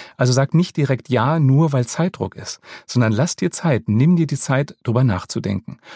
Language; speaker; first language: German; native; German